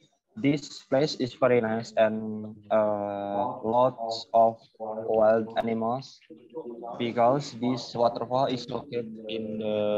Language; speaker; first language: English; non-native, learner; Indonesian